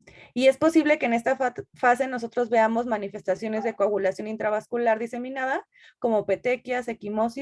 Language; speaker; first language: Spanish; native; Spanish